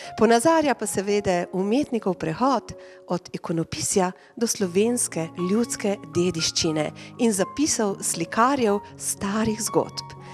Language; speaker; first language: Slovenian; native; Slovenian